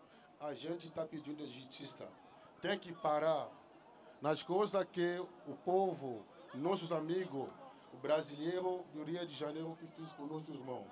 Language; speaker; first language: Portuguese; non-native, learner; Lingala